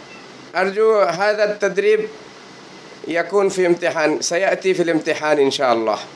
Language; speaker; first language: Arabic; non-native, fluent; Bangla